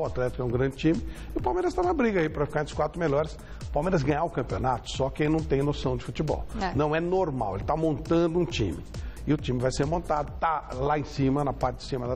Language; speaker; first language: Portuguese; native; Portuguese